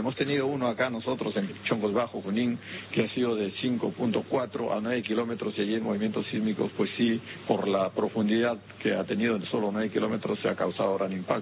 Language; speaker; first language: Spanish; native; Spanish